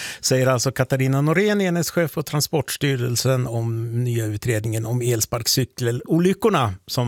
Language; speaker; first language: Swedish; native; Swedish